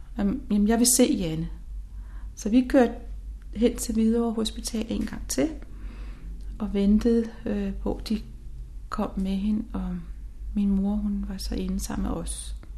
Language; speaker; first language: Danish; native; Danish